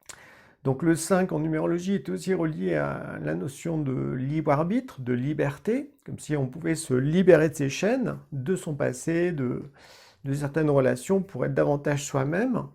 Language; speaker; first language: French; native; French